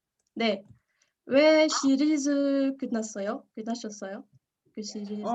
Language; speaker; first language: Korean; non-native, learner; French